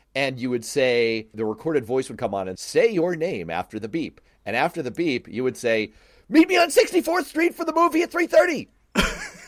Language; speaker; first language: English; native; English